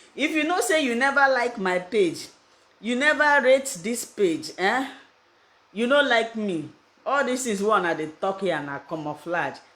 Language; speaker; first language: Nigerian Pidgin; non-native, local second language; Igbo